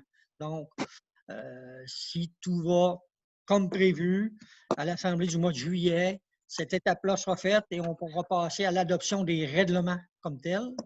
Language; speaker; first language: French; native; French